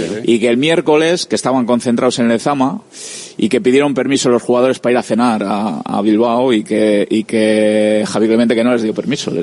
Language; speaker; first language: Spanish; native; Spanish